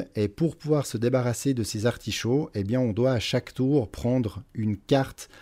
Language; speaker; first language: French; native; French